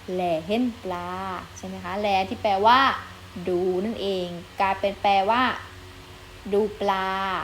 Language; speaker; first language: Thai; native; Thai